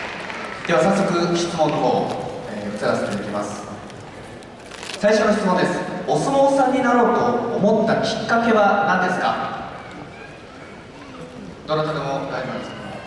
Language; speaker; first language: Japanese; native; Japanese